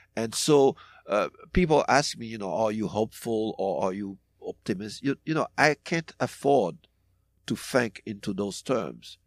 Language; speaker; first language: English; non-native, fluent; French